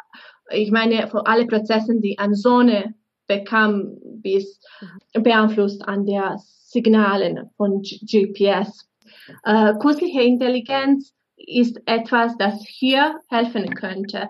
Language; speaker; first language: German; non-native, fluent; Bosnian